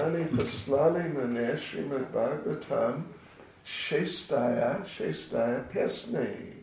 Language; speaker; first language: Russian; non-native, learner; English